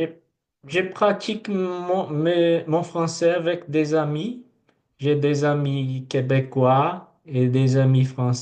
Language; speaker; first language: French; non-native, learner; Portuguese